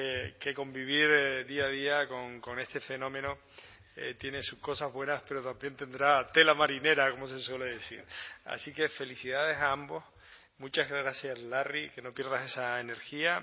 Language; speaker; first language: Spanish; native; Spanish